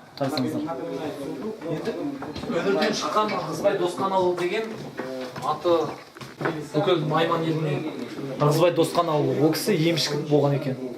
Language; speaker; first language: Kazakh; native; Kazakh